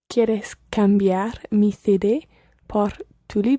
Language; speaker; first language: Spanish; non-native, learner; English